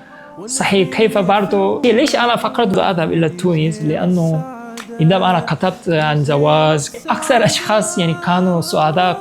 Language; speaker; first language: Arabic; non-native, fluent; Korean